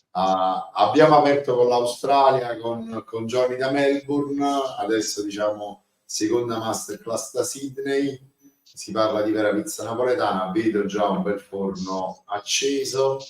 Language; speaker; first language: Italian; native; Italian